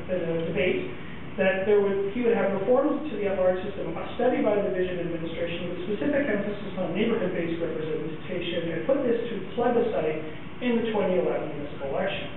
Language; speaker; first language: English; native; English